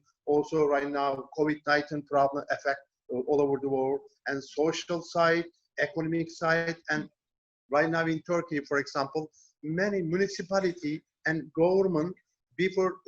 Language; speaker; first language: English; non-native, learner; Turkish